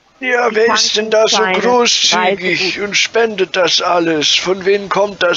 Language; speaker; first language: German; native; German